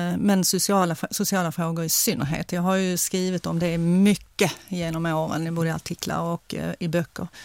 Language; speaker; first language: Swedish; early bilingual, other home language; Finnish